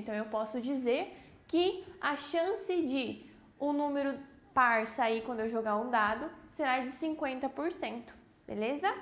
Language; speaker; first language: Portuguese; native; Portuguese